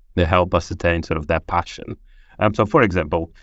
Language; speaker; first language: English; non-native, fluent; Portuguese